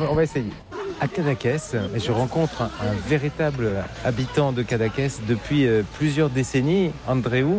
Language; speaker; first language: French; native; French